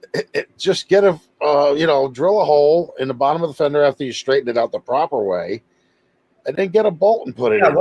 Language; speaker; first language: English; native; English